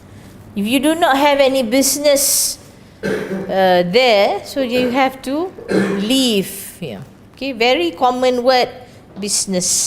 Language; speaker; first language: English; non-native, fluent; Malay